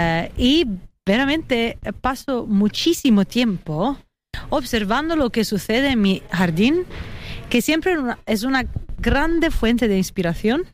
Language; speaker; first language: Spanish; non-native, fluent; Italian